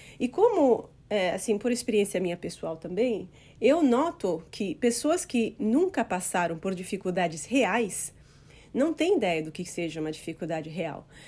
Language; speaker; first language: Portuguese; non-native, fluent; Italian